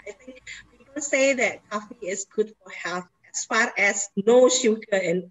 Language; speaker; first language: English; non-native, fluent; Indonesian